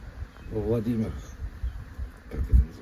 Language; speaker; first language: Russian; native; Russian